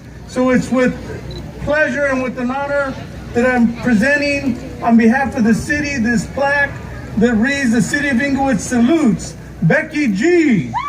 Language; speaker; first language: English; native; English